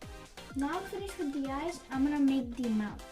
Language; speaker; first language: English; native; English